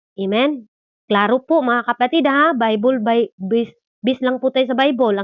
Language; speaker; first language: Filipino; non-native, local second language; Cebuano